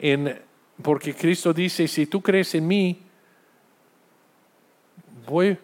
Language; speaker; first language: Spanish; non-native, fluent; English